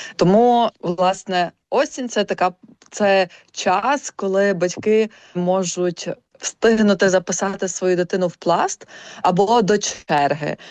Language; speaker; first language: Ukrainian; early bilingual, heritage; Ukrainian